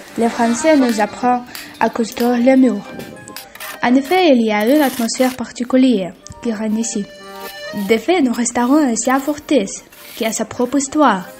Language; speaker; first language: French; non-native, learner; Russian